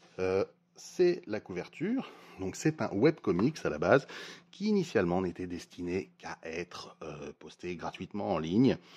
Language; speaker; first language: French; native; French